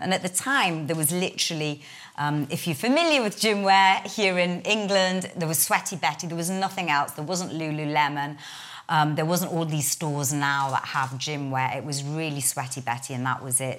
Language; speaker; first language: English; native; English